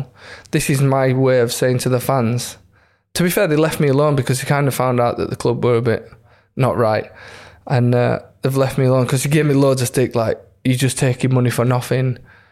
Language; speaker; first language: English; native; English